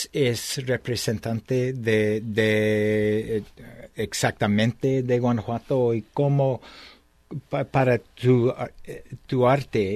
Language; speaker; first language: Spanish; non-native, fluent; English